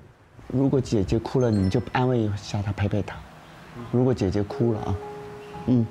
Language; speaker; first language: Chinese; native; Chinese